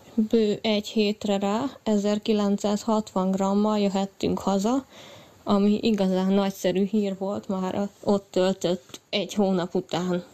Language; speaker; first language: Hungarian; native; Hungarian